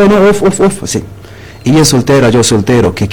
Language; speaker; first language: Spanish; non-native, learner; Arabic